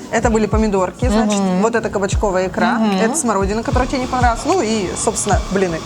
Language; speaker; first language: Russian; native; Russian